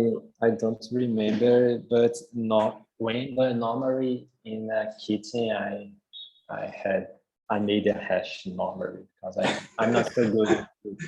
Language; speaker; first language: English; non-native, learner; Portuguese